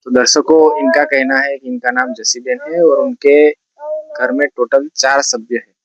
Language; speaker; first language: Hindi; non-native, local second language; Gujarati